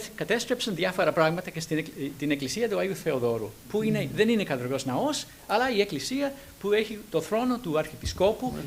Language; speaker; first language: Greek; non-native, fluent; English